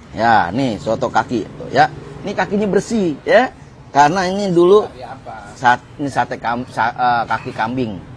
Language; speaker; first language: Indonesian; native; Indonesian